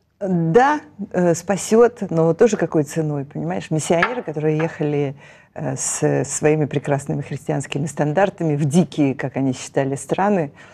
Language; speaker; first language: Russian; native; Russian